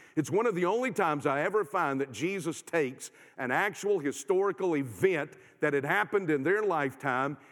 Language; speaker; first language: English; native; English